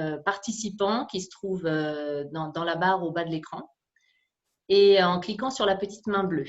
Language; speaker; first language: French; native; French